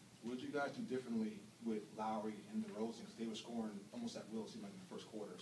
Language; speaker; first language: English; native; English